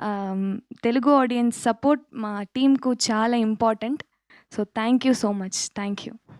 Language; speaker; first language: Telugu; non-native, local second language; Tamil